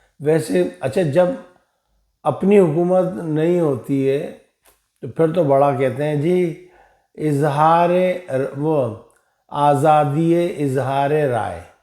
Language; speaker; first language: Urdu; native; Urdu